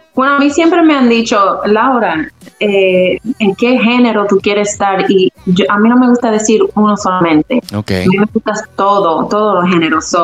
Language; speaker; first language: Spanish; early bilingual, other home language; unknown